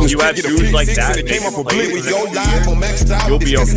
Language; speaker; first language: English; native; English